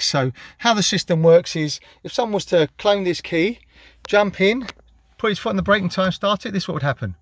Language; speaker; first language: English; native; English